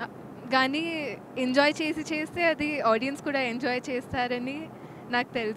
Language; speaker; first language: Telugu; non-native, fluent; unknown